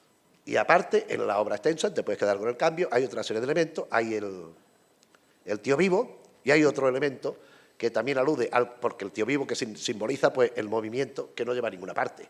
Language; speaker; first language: Spanish; native; Spanish